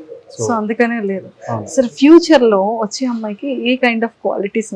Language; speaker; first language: Telugu; native; Telugu